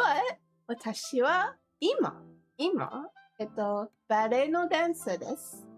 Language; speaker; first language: Japanese; non-native, learner; English